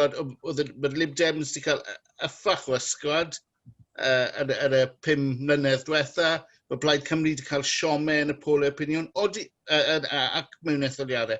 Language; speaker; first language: Welsh; native; Welsh